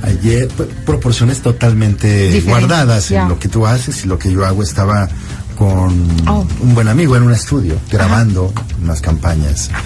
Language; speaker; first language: Spanish; native; Spanish